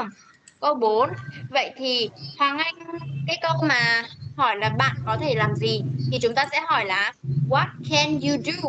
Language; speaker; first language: Vietnamese; native; Vietnamese